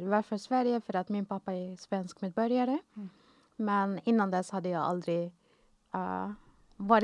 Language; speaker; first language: Swedish; non-native, fluent; Arabic